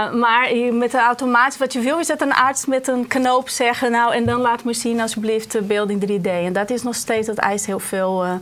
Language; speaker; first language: Dutch; non-native, fluent; Portuguese